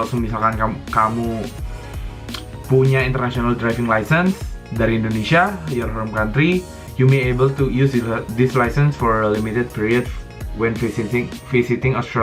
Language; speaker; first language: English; non-native, learner; Indonesian